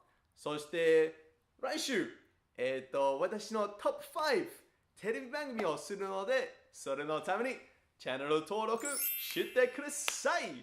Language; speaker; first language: Japanese; non-native, fluent; English